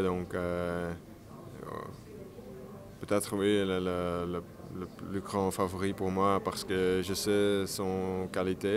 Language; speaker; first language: French; non-native, learner; Dutch